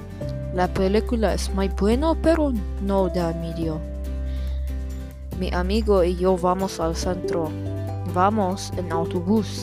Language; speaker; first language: Spanish; non-native, learner; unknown